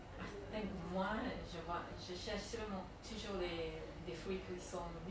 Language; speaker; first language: French; non-native, learner; English